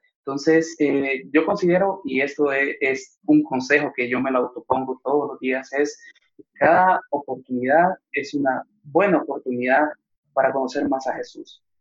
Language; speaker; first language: Spanish; native; Spanish